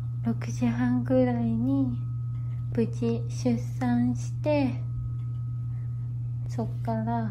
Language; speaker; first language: Japanese; native; Japanese